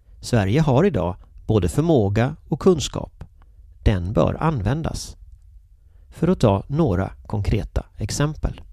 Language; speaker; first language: Swedish; native; Swedish